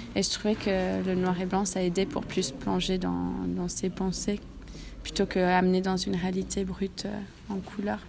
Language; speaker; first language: French; non-native, fluent; English